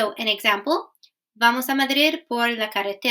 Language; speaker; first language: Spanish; non-native, fluent; English